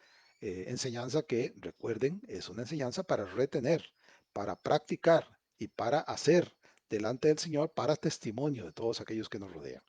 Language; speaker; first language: Spanish; native; Spanish